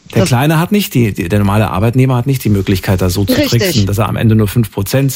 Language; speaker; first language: German; native; German